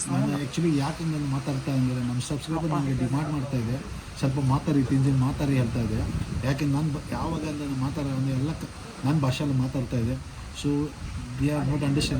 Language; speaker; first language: Kannada; non-native, local second language; Tibetan